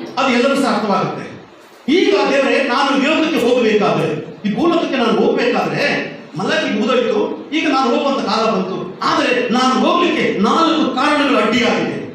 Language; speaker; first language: Kannada; non-native, local second language; Tamil